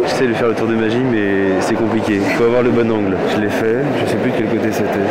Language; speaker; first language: French; native; French